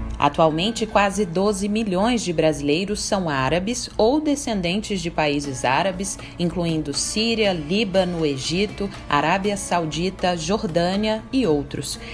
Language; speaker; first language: Portuguese; native; Portuguese